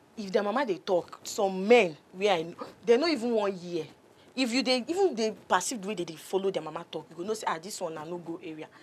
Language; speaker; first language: Nigerian Pidgin; native; Nigerian Pidgin